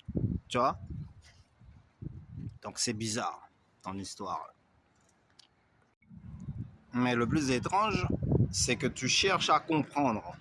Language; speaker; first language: French; native; French